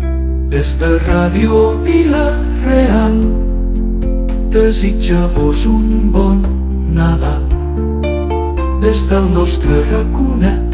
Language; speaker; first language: Spanish; native; Spanish